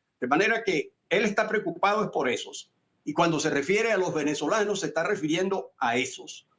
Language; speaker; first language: Spanish; native; Spanish